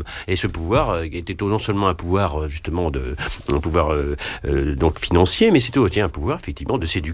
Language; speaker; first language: French; native; French